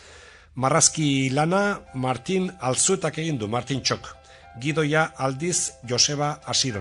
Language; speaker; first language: Basque; native; Basque